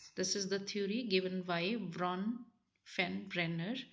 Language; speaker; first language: English; non-native, local second language; Punjabi